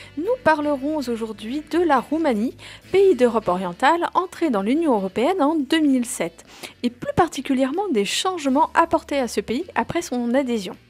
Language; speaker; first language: French; native; French